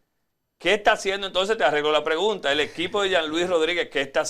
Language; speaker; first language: Spanish; native; Spanish